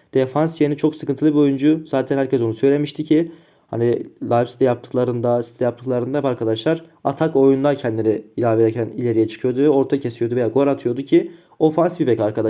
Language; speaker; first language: Turkish; native; Turkish